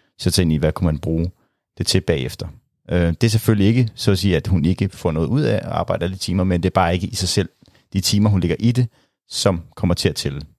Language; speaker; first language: Danish; native; Danish